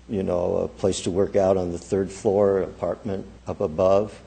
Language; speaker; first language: English; native; English